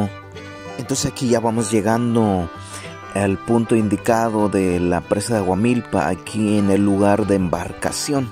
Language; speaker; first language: Spanish; native; Spanish